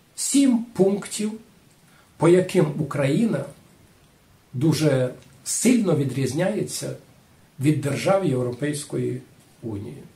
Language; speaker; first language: Ukrainian; non-native, local second language; Rusyn